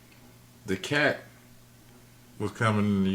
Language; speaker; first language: English; native; English